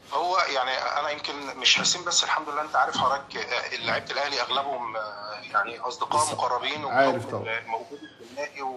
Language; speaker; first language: Arabic; native; Arabic